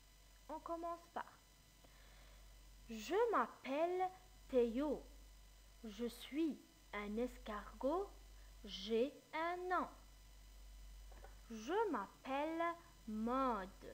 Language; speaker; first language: French; non-native, fluent; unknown